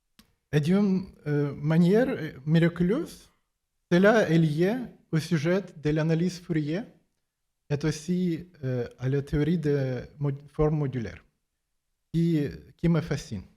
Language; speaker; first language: French; non-native, fluent; Ukrainian